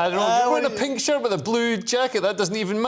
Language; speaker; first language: English; native; English